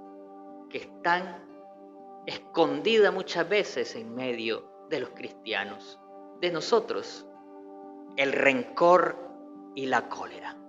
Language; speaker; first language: Spanish; native; Spanish